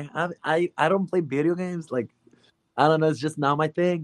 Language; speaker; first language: English; non-native, fluent; Spanish